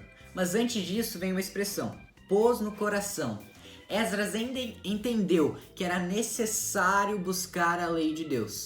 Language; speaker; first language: Portuguese; native; Portuguese